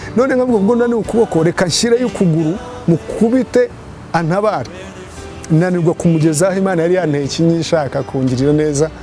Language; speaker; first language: Kinyarwanda; early bilingual, heritage; Kinyarwanda